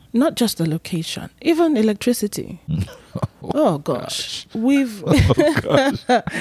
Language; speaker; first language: English; non-native, local second language; Igbo